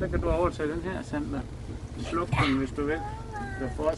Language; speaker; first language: Danish; native; Danish